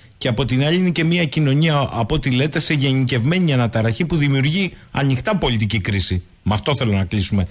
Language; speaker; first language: Greek; native; Greek